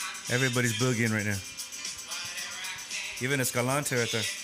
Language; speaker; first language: English; early bilingual, other home language; Spanish